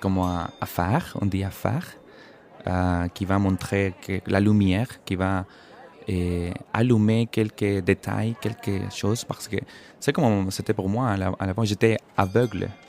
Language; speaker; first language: French; non-native, fluent; Spanish